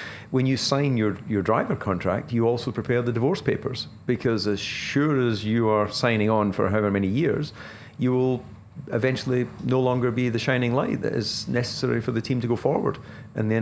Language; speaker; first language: English; native; English